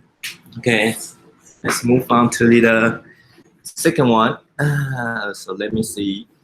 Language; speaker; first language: English; non-native, fluent; Chinese